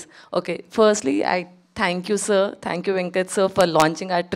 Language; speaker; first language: Telugu; non-native, local second language; Hindi